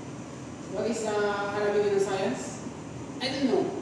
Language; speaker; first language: English; non-native, local second language; Filipino